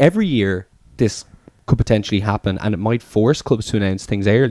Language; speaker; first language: English; native; English